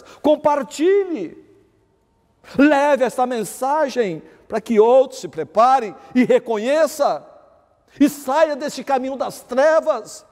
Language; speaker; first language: Portuguese; native; Portuguese